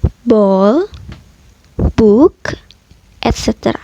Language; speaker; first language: English; non-native, fluent; Indonesian